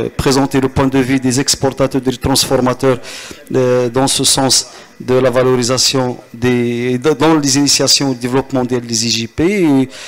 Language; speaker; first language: French; non-native, local second language; Arabic